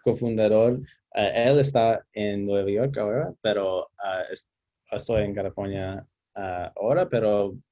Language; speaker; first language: Spanish; non-native, learner; English